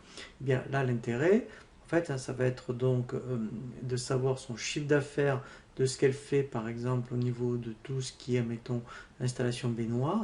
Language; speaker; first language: French; native; French